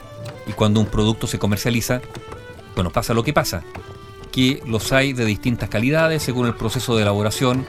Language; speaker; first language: Spanish; native; Spanish